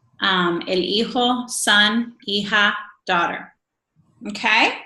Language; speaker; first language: Spanish; non-native, fluent; English